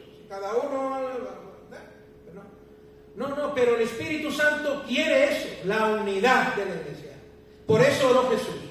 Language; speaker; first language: Spanish; native; Spanish